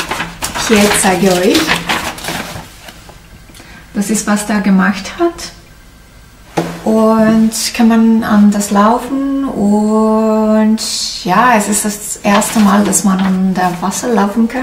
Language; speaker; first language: German; non-native, learner; Italian